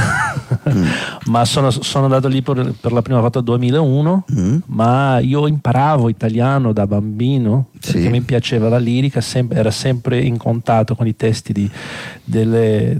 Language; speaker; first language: Italian; non-native, fluent; Portuguese